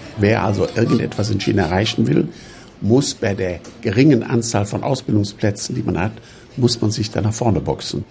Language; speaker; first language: German; native; German